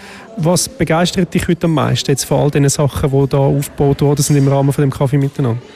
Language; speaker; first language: German; native; German